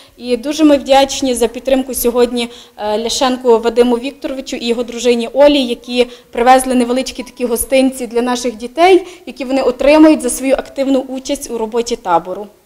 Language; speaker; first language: Ukrainian; native; Ukrainian